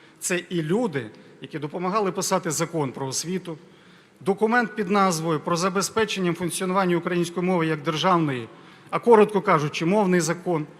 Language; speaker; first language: Ukrainian; native; Ukrainian